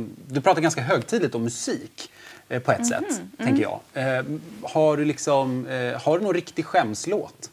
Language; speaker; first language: Swedish; native; Swedish